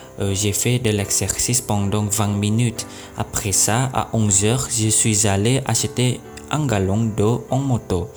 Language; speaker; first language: French; non-native, learner; Indonesian